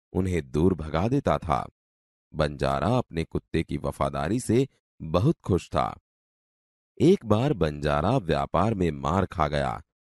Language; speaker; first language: Hindi; non-native, local second language; Gujarati